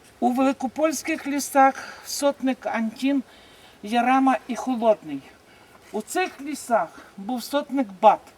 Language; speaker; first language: Ukrainian; native; Ukrainian